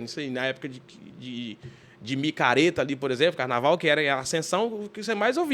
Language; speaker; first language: Portuguese; native; Portuguese